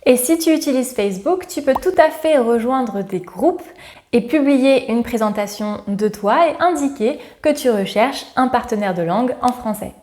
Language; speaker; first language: French; native; French